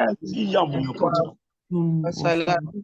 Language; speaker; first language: Arabic; non-native, learner; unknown